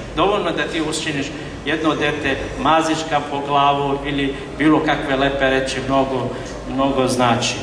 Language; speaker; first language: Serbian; non-native, fluent; Arabic